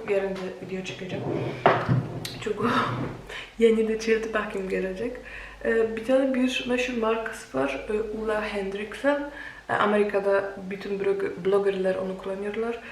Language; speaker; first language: Turkish; non-native, fluent; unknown